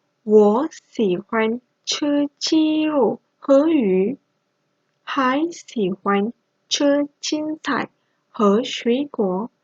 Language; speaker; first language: Chinese; non-native, local second language; Malay